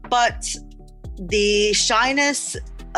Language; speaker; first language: English; early bilingual, other home language; Chinese